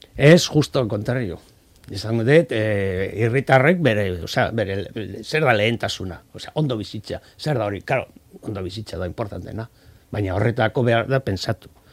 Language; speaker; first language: Basque; non-native, local second language; Spanish